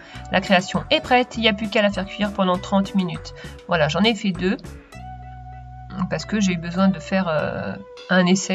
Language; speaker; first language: French; native; French